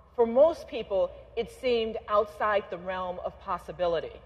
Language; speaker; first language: English; native; English